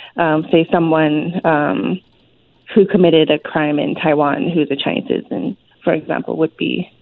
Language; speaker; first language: English; non-native, local second language; Cantonese